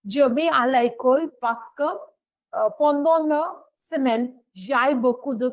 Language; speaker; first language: French; non-native, fluent; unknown